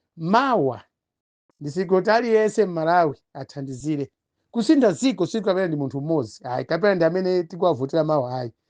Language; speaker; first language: Nyanja; non-native, local second language; Tumbuka